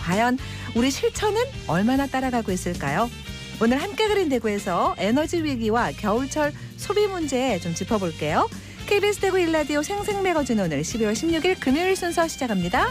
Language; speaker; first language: Korean; native; Korean